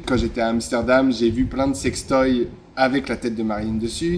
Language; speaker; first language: French; native; French